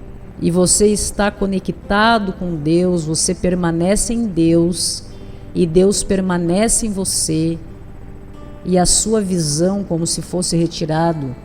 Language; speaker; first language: Portuguese; native; Portuguese